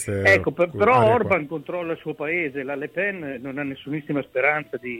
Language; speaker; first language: Italian; native; Italian